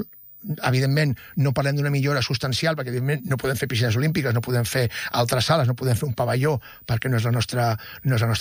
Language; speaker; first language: Catalan; native; Catalan